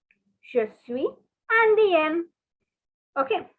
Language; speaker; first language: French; non-native, fluent; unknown